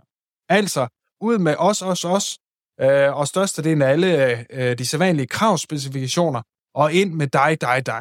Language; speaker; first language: Danish; native; Danish